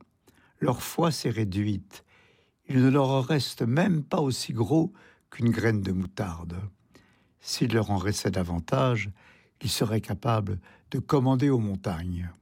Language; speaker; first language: French; native; French